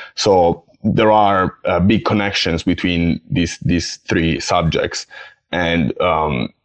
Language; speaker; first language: English; non-native, fluent; Italian